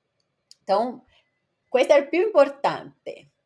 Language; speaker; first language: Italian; non-native, fluent; Portuguese